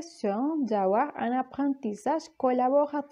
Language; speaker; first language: French; non-native, fluent; Spanish